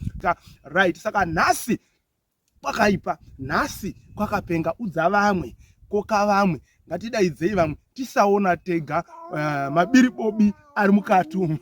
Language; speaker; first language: Shona; native; Shona